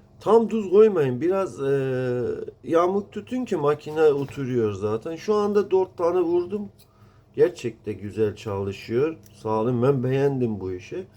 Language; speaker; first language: Turkish; non-native, learner; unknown